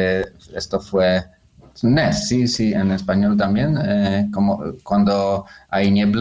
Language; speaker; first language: Spanish; non-native, learner; Polish